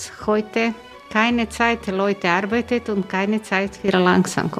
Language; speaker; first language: German; non-native, learner; Croatian